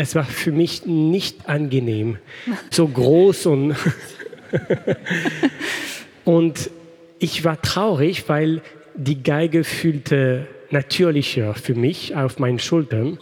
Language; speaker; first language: German; non-native, fluent; French